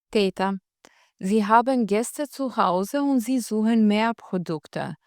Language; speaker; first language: German; non-native, fluent; Albanian